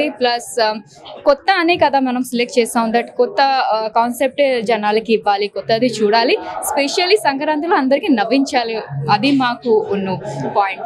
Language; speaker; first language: Telugu; non-native, fluent; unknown